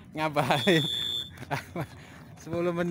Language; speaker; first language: Indonesian; native; Indonesian